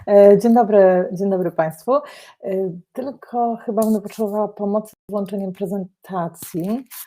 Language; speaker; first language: Polish; native; Polish